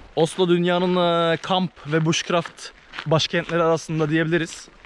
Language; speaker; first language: Turkish; early bilingual, heritage; Norwegian